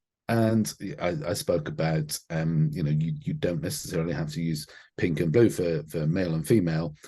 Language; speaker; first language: English; native; English